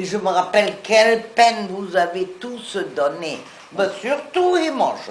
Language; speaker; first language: French; non-native, fluent; German